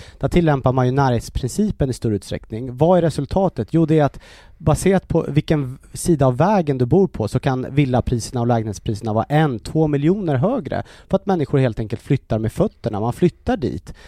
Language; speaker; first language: Swedish; native; Swedish